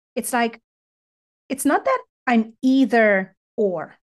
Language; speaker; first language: English; non-native, fluent; Romanian